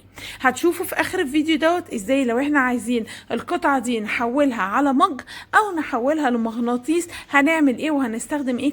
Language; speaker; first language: Arabic; native; Arabic